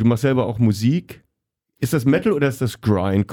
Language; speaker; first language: German; native; German